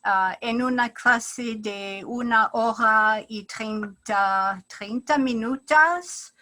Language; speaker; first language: Spanish; non-native, learner; English